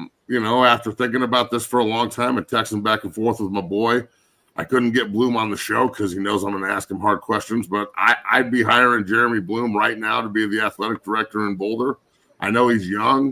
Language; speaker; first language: English; native; English